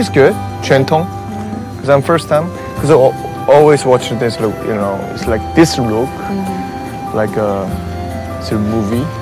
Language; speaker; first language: English; non-native, learner; Korean